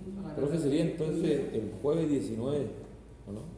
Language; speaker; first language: Spanish; native; Spanish